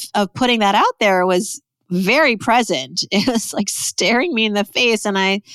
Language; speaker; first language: English; early bilingual, other home language; Persian